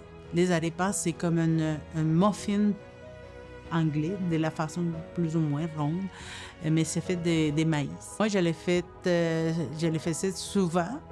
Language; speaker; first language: French; non-native, fluent; Spanish